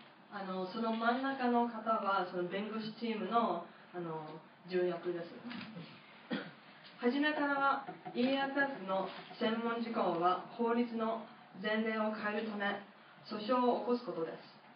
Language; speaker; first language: Japanese; non-native, fluent; English